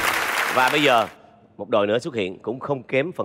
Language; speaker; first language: Vietnamese; native; Vietnamese